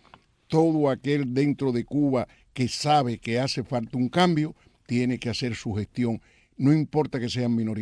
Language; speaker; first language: Spanish; native; Spanish